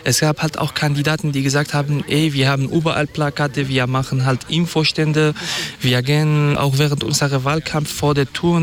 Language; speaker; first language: German; non-native, fluent; Kurdish